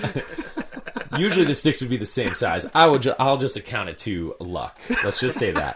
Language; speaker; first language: English; native; English